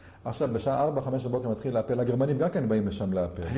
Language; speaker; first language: Hebrew; native; Hebrew